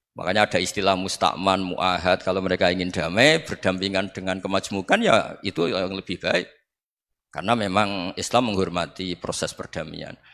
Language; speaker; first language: Indonesian; non-native, local second language; Javanese